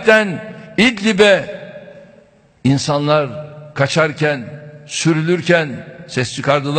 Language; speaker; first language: Turkish; native; Turkish